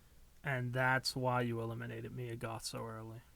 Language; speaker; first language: English; native; English